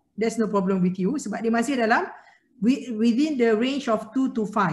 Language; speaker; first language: English; non-native, local second language; Malay